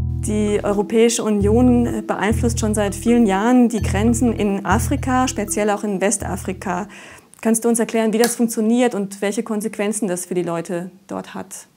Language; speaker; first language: German; native; German